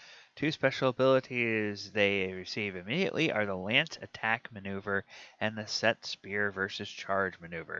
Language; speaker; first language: English; native; English